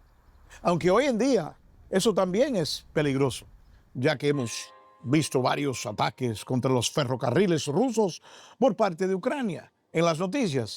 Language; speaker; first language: Spanish; native; Spanish